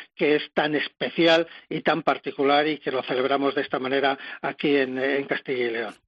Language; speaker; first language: Spanish; native; Spanish